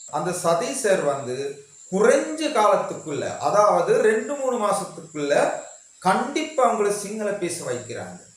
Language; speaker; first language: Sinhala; non-native, local second language; Tamil